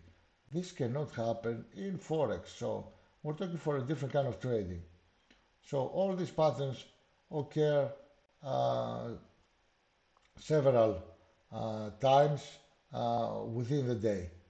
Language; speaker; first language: English; non-native, fluent; Greek